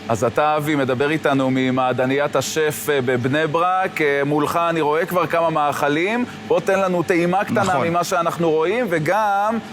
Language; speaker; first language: Hebrew; native; Hebrew